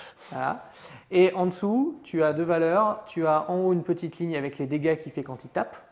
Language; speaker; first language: French; native; French